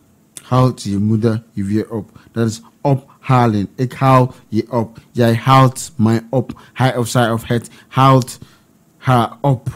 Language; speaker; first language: Dutch; non-native, fluent; Akan